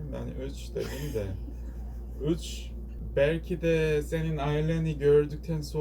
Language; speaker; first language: Turkish; non-native, learner; Korean